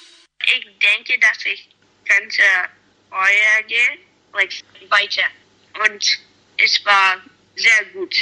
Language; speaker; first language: German; non-native, learner; English